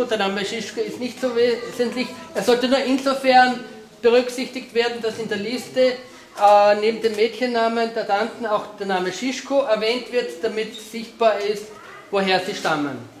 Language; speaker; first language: German; non-native, fluent; Slovenian